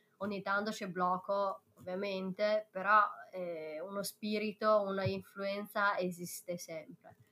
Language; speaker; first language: Italian; non-native, fluent; Chinese